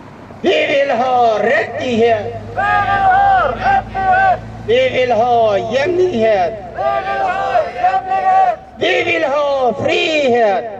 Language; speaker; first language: Swedish; non-native, learner; Uyghur